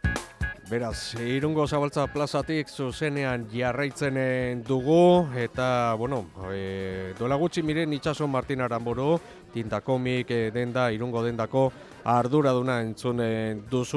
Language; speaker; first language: Basque; native; Basque